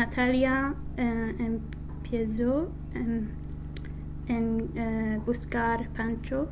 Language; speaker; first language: Spanish; non-native, learner; English